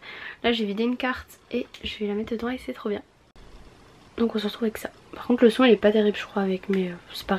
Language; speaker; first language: French; native; French